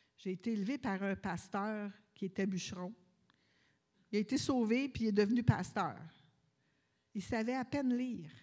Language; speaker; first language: French; native; French